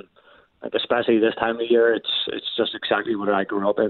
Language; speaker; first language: English; native; English